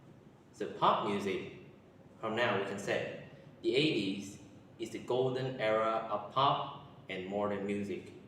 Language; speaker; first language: English; non-native, learner; Vietnamese